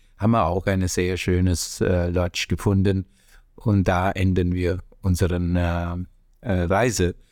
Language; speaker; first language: German; non-native, learner; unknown